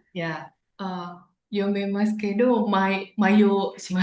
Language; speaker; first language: Japanese; non-native, learner; Indonesian